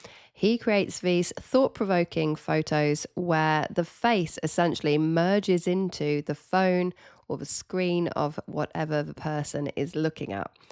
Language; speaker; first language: English; native; English